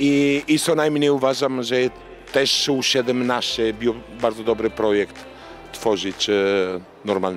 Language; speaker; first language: Polish; non-native, learner; Italian